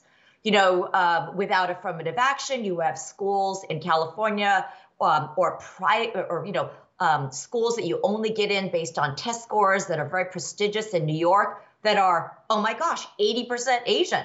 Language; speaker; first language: English; early bilingual, other home language; Chinese